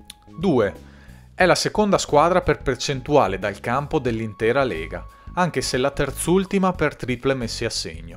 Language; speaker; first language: Italian; native; Italian